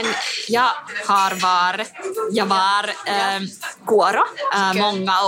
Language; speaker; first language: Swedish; non-native, learner; Finnish